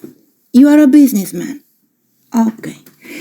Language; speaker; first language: English; non-native, fluent; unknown